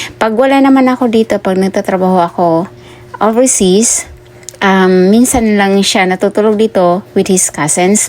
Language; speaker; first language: Filipino; non-native, local second language; Cebuano